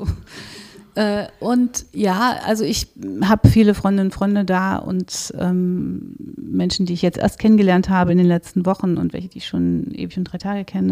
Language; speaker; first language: German; native; German